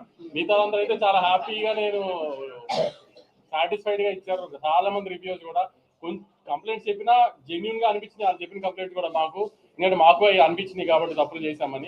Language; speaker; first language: Telugu; native; Telugu